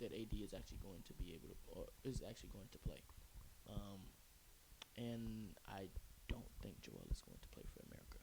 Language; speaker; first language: English; native; English